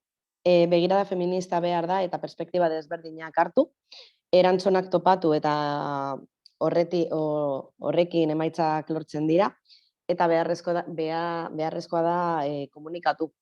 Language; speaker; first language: Basque; non-native, local second language; Spanish